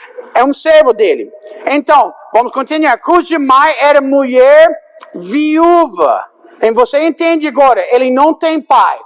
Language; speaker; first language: Portuguese; non-native, fluent; English